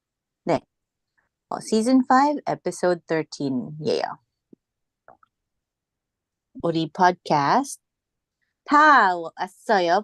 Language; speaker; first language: Korean; non-native, learner; English